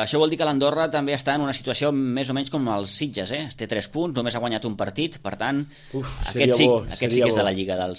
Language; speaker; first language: Catalan; native; Catalan